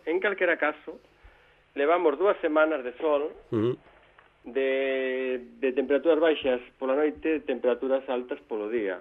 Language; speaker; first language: Galician; native; Galician